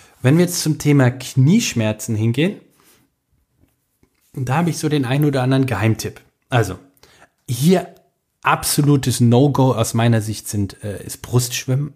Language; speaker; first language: German; native; German